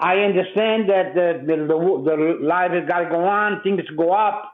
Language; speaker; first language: English; non-native, fluent; Italian